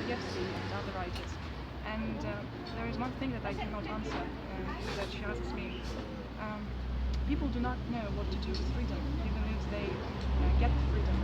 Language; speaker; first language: English; non-native, fluent; Russian